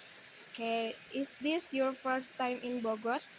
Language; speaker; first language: English; non-native, learner; Indonesian